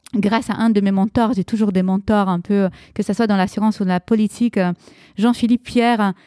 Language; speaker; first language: French; early bilingual, other home language; Romanian